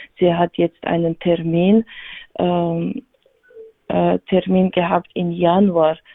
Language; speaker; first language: German; non-native, learner; Georgian